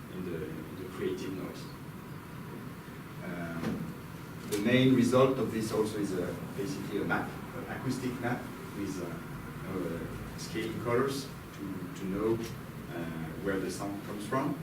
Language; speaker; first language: English; non-native, fluent; French